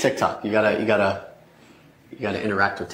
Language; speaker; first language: English; native; English